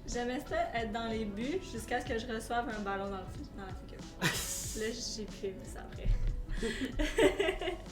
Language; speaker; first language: French; native; French